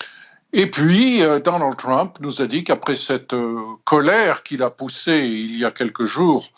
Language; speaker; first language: French; native; French